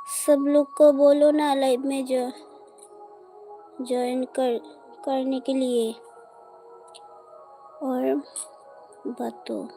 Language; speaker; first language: Hindi; non-native, local second language; Bangla